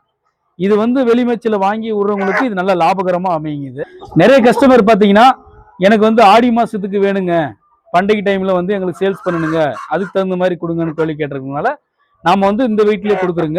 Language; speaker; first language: Tamil; native; Tamil